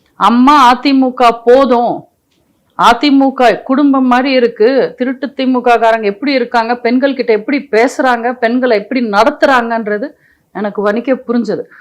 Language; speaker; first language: Tamil; non-native, local second language; Telugu